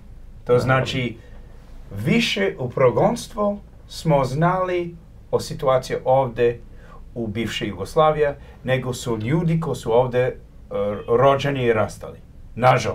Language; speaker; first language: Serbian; early bilingual, heritage; Croatian